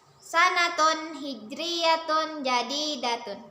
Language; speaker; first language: Arabic; non-native, learner; Indonesian